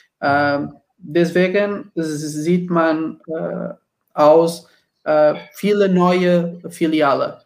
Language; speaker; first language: German; non-native, learner; Portuguese